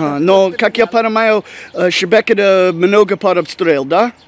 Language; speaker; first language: Russian; non-native, learner; English